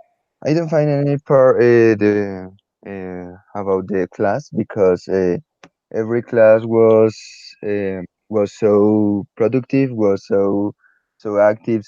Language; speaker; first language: English; non-native, learner; Spanish